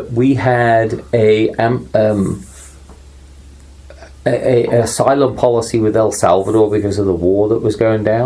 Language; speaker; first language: English; native; English